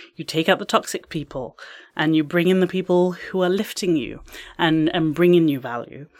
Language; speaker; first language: English; native; English